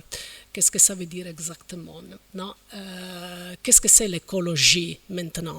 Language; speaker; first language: French; non-native, fluent; Italian